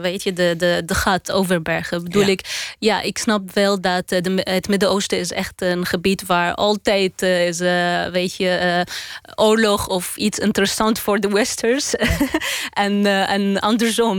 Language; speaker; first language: Dutch; non-native, learner; Arabic